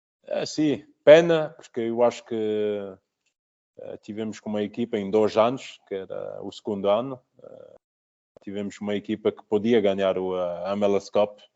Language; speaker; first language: Portuguese; early bilingual, heritage; Portuguese